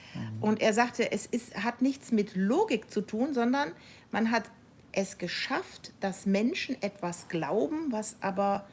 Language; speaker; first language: German; native; German